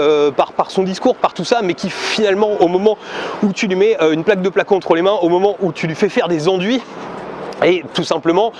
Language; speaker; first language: French; native; French